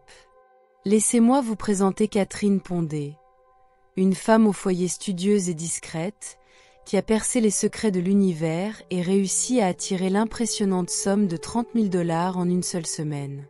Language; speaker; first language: French; native; French